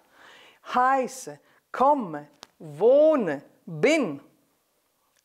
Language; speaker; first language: German; non-native, fluent; Greek